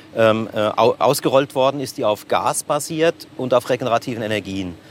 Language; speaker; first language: German; native; German